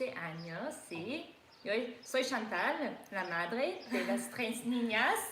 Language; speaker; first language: Spanish; non-native, learner; English